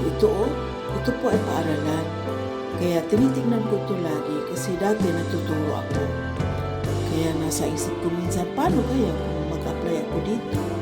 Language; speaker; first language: Filipino; non-native, local second language; Cebuano